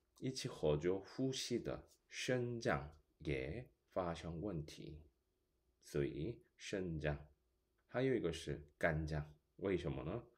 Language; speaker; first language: Chinese; non-native, fluent; Korean